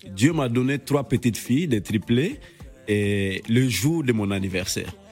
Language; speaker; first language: French; non-native, local second language; Bambara